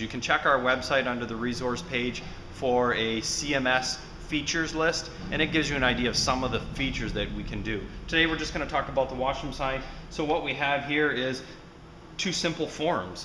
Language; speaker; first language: English; native; English